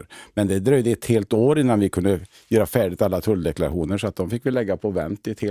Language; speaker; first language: Swedish; native; Swedish